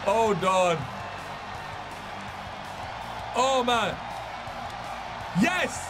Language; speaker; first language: English; native; English